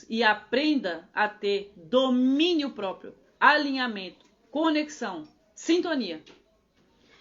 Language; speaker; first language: Portuguese; native; Portuguese